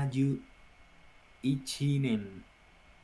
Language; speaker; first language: Japanese; non-native, learner; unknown